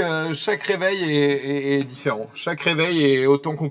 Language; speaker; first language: French; native; French